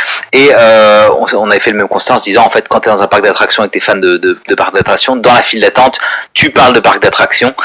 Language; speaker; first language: French; native; French